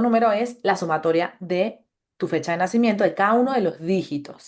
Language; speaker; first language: Spanish; native; Spanish